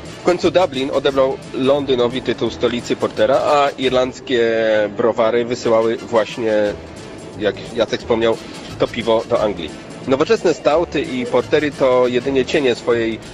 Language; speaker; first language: Polish; native; Polish